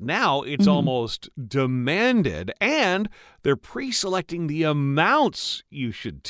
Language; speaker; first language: English; native; English